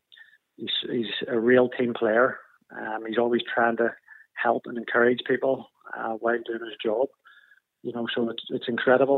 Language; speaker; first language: English; native; English